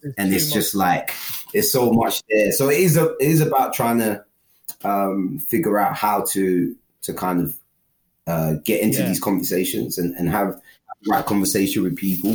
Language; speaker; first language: English; native; English